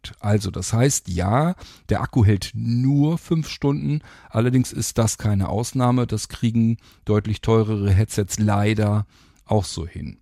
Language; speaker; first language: German; native; German